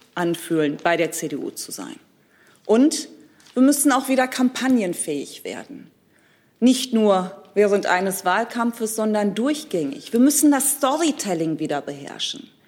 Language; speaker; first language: German; early bilingual, other home language; Turkish